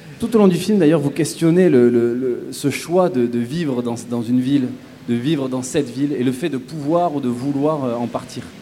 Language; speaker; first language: French; native; French